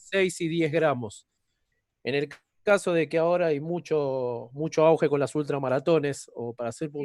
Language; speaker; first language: Spanish; native; Spanish